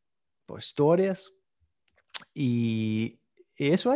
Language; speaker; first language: Portuguese; non-native, fluent; English